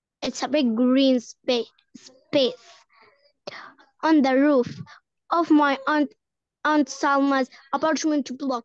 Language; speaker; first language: English; non-native, learner; Arabic